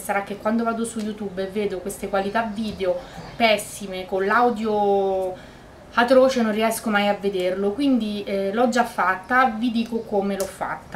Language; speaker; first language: Italian; native; Italian